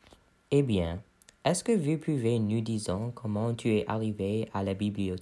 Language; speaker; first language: French; non-native, learner; English